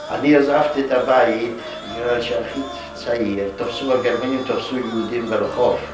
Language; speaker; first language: Hebrew; non-native, fluent; Yiddish